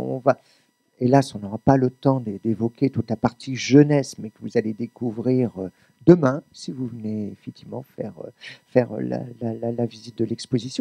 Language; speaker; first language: French; native; French